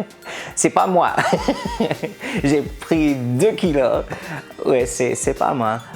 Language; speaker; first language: French; non-native, learner; English